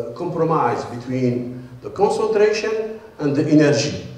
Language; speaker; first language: English; non-native, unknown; Arabic